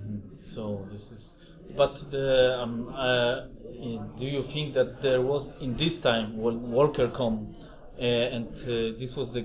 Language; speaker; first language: English; non-native, fluent; Polish